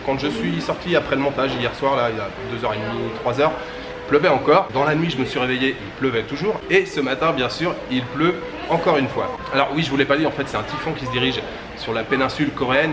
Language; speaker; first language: French; native; French